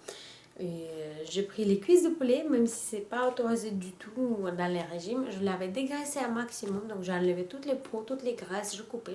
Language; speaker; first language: French; non-native, fluent; Russian